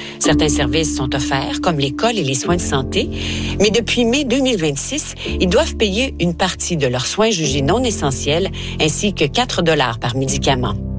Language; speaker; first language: French; native; French